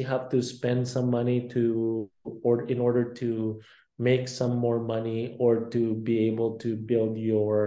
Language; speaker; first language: English; non-native, local second language; Filipino